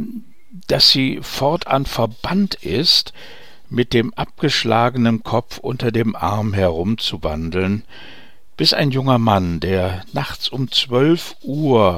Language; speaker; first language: German; native; German